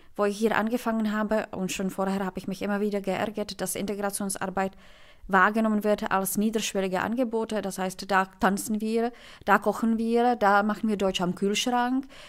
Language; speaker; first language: German; non-native, fluent; Czech